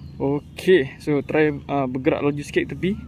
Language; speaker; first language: Malay; native; Malay